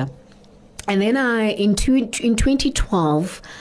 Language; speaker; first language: English; non-native, local second language; Xhosa